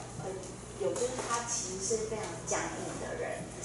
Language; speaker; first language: Chinese; native; Chinese